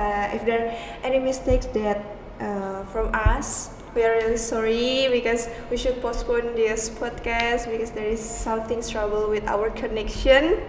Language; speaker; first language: English; non-native, learner; Indonesian